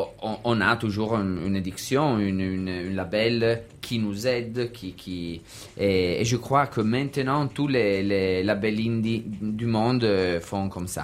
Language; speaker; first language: French; non-native, learner; Italian